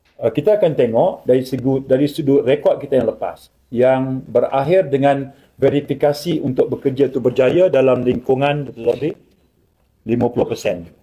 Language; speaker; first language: Malay; native; Malay